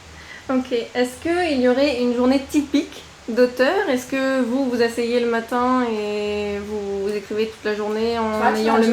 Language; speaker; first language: French; native; French